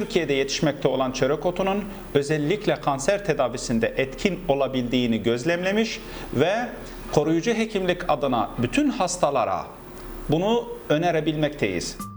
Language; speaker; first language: Turkish; native; Turkish